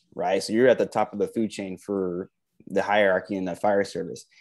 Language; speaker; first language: English; native; English